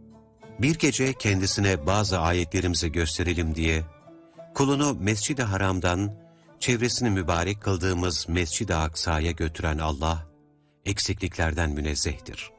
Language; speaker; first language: Turkish; native; Turkish